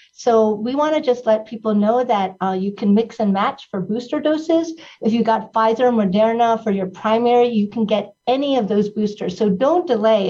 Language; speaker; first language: English; early bilingual, other home language; Spanish